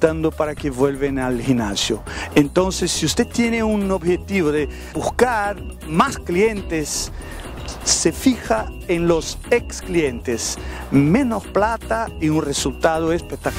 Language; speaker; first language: Spanish; non-native, fluent; Portuguese